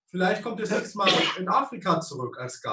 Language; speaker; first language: German; native; German